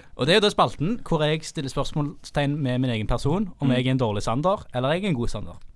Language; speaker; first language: Norwegian; native; Norwegian